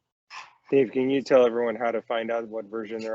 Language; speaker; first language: English; native; English